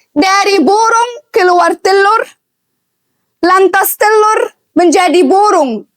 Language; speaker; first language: Indonesian; non-native, learner; Arabic